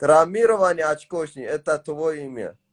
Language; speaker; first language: Russian; non-native, learner; Tajik